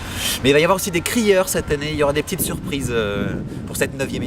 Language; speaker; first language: French; native; French